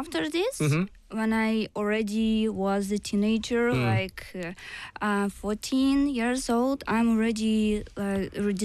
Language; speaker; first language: English; non-native, learner; Russian